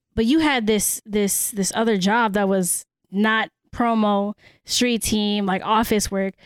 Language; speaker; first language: English; early bilingual, other home language; Cebuano